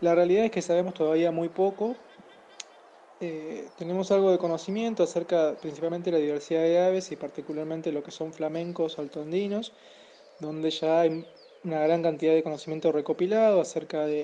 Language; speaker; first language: Spanish; native; Spanish